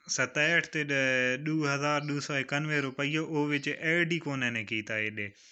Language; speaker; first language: Punjabi; non-native, local second language; Saraiki